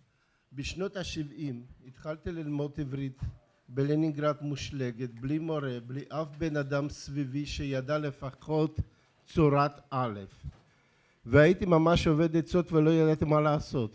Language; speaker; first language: Hebrew; non-native, fluent; Russian